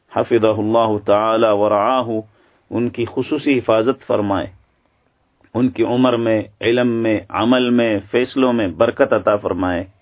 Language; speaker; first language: Urdu; non-native, local second language; Pashto